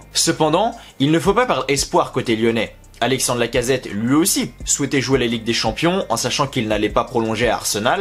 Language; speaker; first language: French; native; French